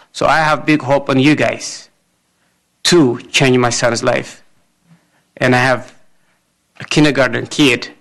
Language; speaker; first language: English; non-native, fluent; Amharic